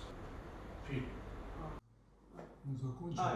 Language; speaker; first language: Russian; non-native, local second language; Georgian